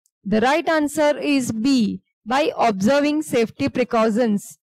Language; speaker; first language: English; non-native, local second language; Gujarati